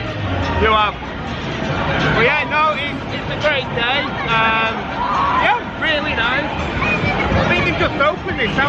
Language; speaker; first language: English; native; English